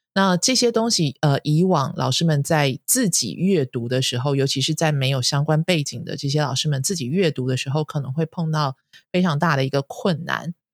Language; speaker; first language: Chinese; native; Chinese